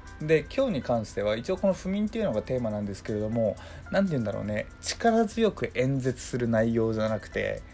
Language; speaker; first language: Japanese; native; Japanese